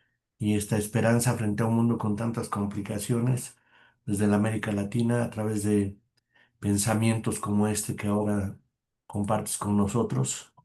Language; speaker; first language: Spanish; native; Spanish